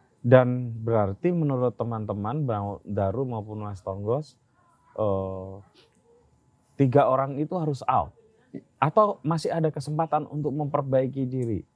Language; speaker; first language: Indonesian; non-native, local second language; Javanese